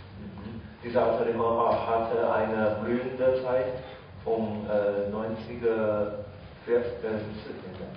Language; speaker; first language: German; non-native, fluent; Chinese